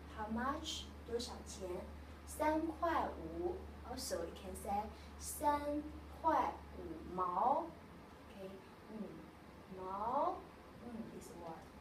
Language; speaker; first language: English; non-native, learner; Chinese